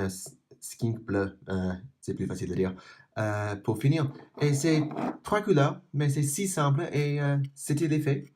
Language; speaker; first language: French; non-native, learner; English